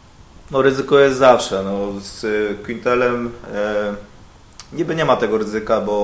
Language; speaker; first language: Polish; native; Polish